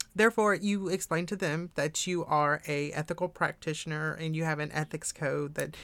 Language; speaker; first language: English; early bilingual, other home language; German